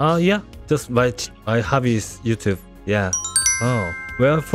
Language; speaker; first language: English; non-native, learner; Korean